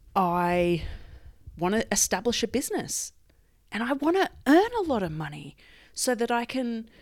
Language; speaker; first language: English; native; English